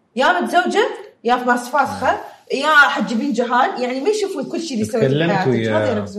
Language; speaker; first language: Arabic; native; Arabic